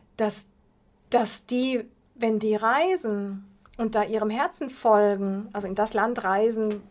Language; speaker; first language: German; native; German